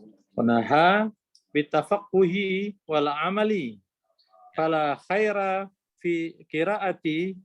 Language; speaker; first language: Arabic; non-native, learner; Indonesian